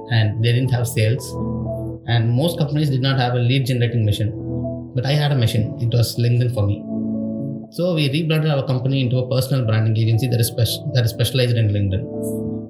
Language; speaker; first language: English; non-native, local second language; Tamil